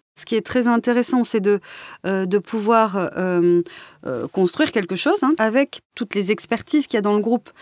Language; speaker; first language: French; native; French